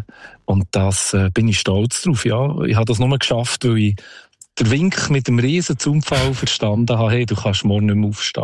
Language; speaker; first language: German; native; German